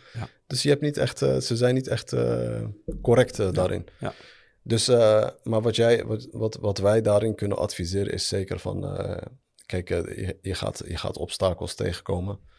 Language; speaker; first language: Dutch; early bilingual, other home language; Arabic